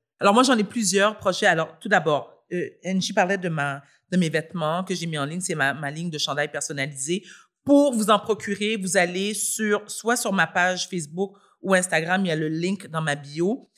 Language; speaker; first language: French; native; French